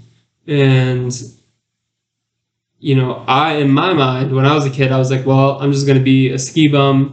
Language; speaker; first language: English; native; English